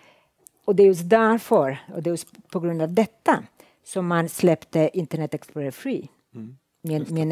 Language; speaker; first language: Swedish; non-native, fluent; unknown